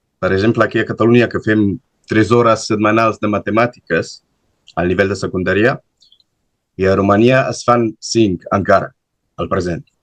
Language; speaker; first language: Catalan; non-native, fluent; Romanian